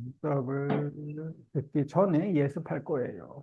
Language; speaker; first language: Korean; native; Korean